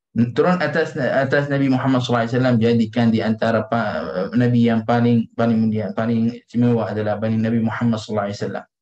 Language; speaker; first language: Malay; non-native, fluent; Arabic